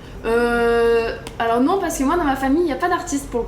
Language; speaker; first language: French; native; French